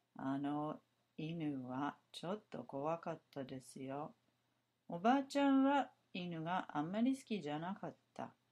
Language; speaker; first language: Japanese; non-native, learner; English